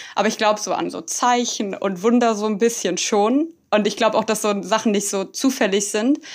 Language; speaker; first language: German; native; German